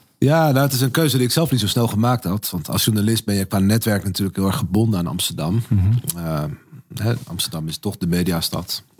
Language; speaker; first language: Dutch; native; Dutch